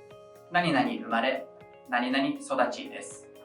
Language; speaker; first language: Japanese; non-native, fluent; English